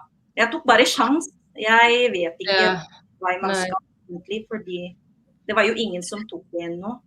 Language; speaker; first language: Norwegian; non-native, learner; Filipino